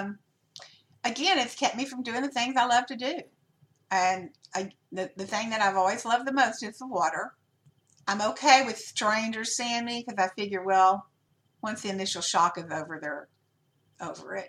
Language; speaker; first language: English; native; English